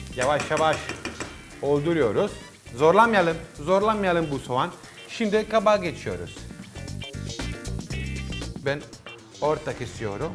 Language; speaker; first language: Turkish; non-native, learner; Italian